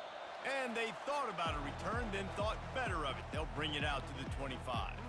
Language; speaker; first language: English; native; English